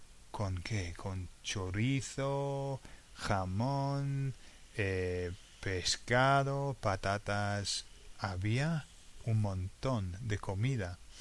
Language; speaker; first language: Spanish; non-native, fluent; English